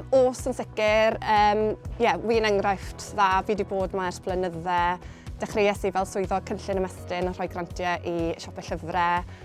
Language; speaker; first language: Welsh; native; Welsh